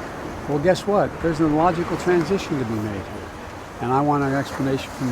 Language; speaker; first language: English; native; English